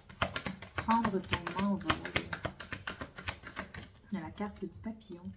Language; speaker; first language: French; native; French